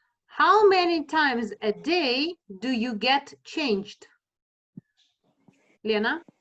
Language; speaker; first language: English; non-native, fluent; Russian